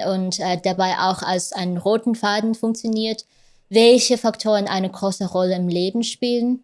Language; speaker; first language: German; non-native, fluent; Vietnamese